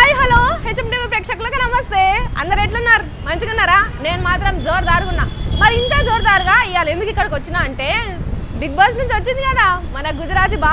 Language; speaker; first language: Telugu; native; Telugu